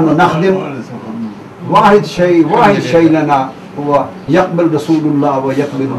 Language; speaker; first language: Arabic; non-native, learner; Urdu